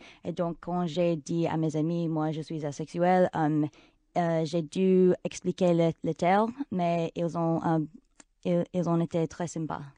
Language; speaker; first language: French; non-native, local second language; English